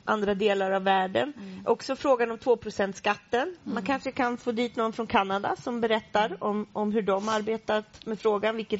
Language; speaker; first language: Swedish; native; Swedish